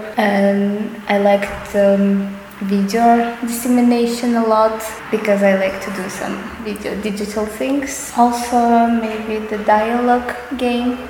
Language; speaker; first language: English; non-native, fluent; Russian